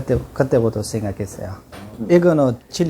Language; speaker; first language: Korean; non-native, learner; Urdu